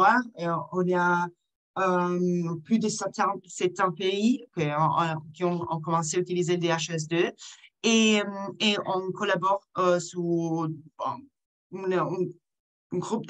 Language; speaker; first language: French; non-native, fluent; Italian